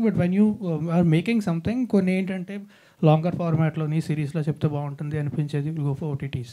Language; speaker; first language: Telugu; native; Telugu